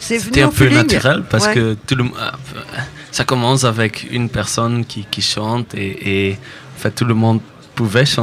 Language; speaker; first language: French; non-native, local second language; Dutch